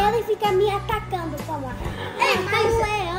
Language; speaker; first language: Portuguese; early bilingual, heritage; Portuguese